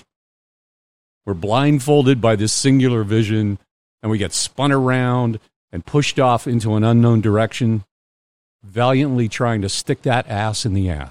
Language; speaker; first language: English; native; English